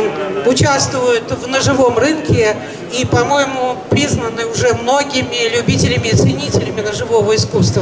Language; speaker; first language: Russian; native; Russian